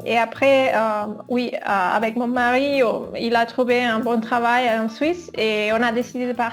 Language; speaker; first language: French; non-native, learner; Spanish